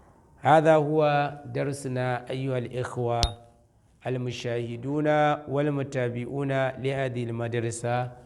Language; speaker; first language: Arabic; non-native, fluent; Hausa